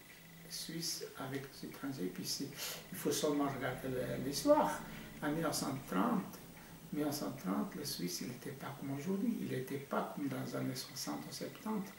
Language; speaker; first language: French; non-native, fluent; Portuguese